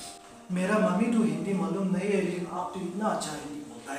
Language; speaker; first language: Hindi; non-native, local second language; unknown